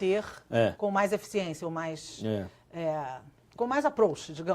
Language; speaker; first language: Portuguese; native; Portuguese